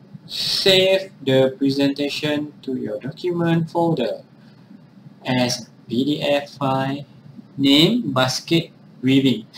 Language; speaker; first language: English; non-native, local second language; Malay